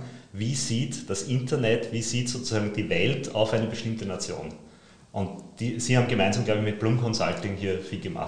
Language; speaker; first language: German; native; German